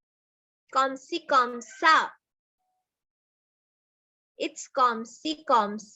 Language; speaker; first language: French; non-native, fluent; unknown